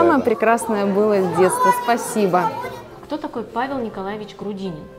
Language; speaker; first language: Russian; native; Russian